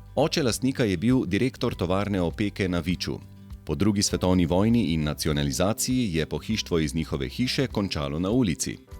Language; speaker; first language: Slovenian; native; Slovenian